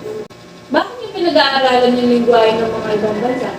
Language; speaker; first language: Filipino; non-native, local second language; Pampanga